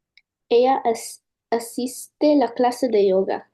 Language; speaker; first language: Spanish; non-native, learner; English